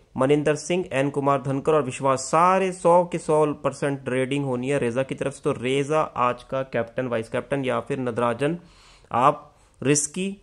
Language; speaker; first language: Hindi; native; Hindi